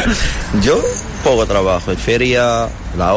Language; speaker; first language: Spanish; non-native, learner; Arabic